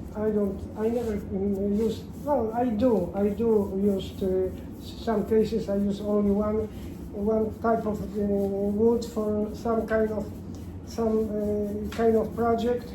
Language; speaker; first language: English; non-native, learner; Polish